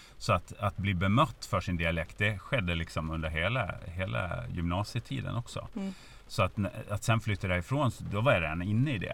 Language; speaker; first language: Swedish; native; Swedish